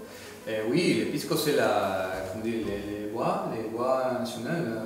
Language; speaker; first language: French; non-native, learner; Spanish